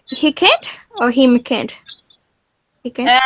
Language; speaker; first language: English; non-native, learner; Spanish